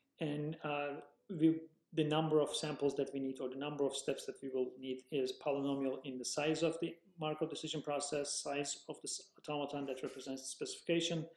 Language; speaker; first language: English; non-native, fluent; Turkish